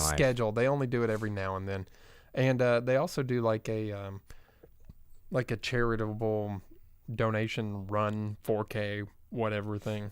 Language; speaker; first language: English; native; English